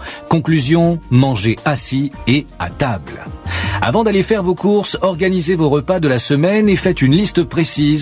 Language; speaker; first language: French; native; French